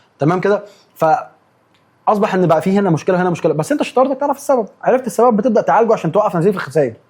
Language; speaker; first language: Egyptian Arabic; native; Egyptian Arabic